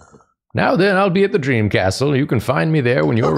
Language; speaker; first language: English; native; English